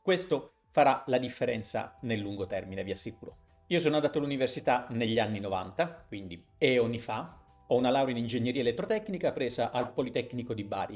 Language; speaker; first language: Italian; native; Italian